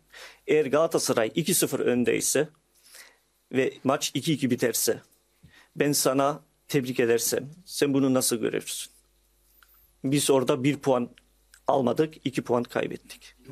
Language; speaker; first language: Turkish; early bilingual, heritage; Turkish